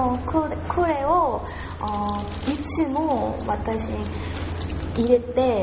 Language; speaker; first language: Japanese; non-native, learner; Korean